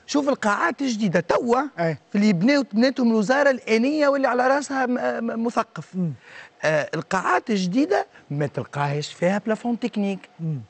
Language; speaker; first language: Arabic; native; Arabic